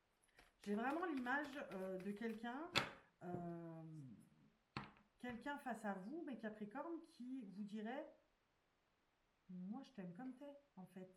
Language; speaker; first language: French; native; French